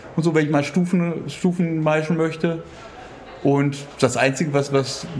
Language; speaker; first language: German; native; German